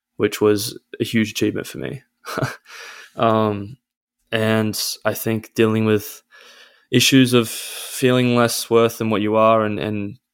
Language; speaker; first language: English; native; English